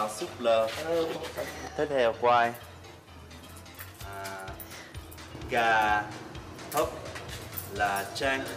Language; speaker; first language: Vietnamese; non-native, learner; English